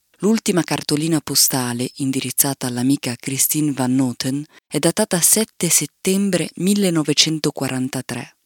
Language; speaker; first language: Italian; native; Italian